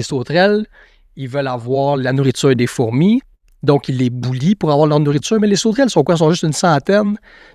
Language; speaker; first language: French; native; French